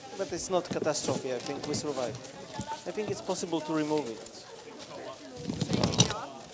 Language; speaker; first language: English; non-native, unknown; Polish